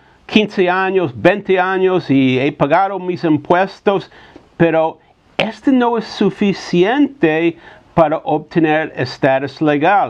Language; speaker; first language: Spanish; non-native, fluent; English